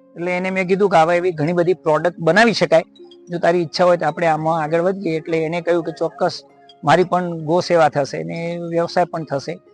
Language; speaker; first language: Gujarati; native; Gujarati